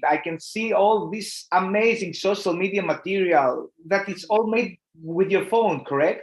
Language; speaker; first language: English; non-native, learner; Greek